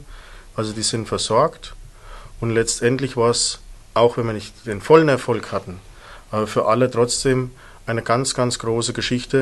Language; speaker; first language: German; native; German